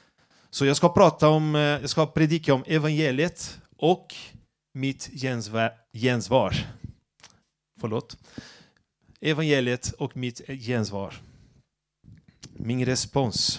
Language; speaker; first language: Swedish; non-native, fluent; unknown